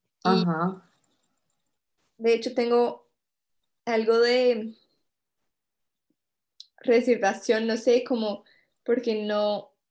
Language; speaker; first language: Spanish; early bilingual, heritage; Spanish